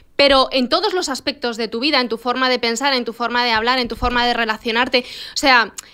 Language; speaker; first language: Spanish; early bilingual, other home language; Arabic